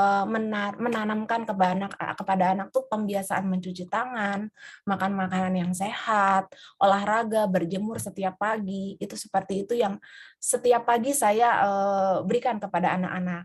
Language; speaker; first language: Indonesian; native; Indonesian